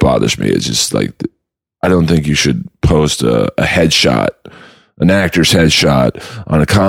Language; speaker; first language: English; native; English